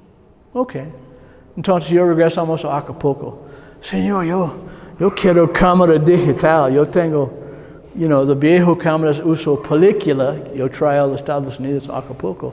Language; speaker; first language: Spanish; non-native, learner; English